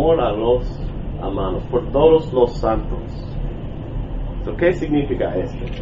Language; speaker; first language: Spanish; non-native, learner; English